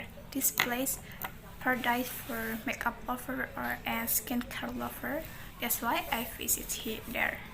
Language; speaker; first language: English; non-native, learner; Indonesian